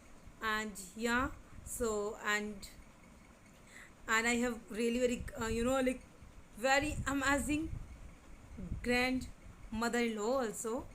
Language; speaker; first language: English; non-native, local second language; Hindi